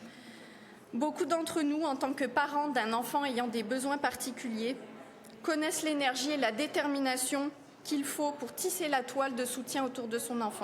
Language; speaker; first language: French; native; French